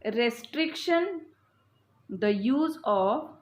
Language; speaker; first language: English; non-native, local second language; Marathi